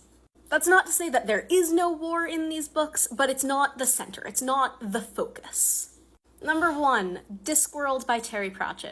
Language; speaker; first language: English; native; English